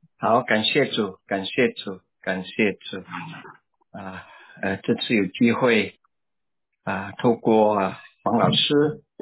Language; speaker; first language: Chinese; native; Chinese